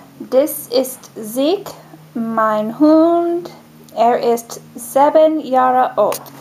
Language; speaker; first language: German; non-native, learner; English